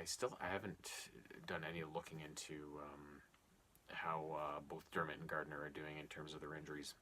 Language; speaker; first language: English; native; English